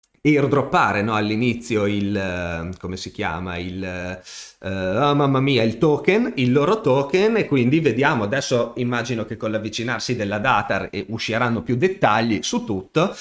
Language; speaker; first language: Italian; native; Italian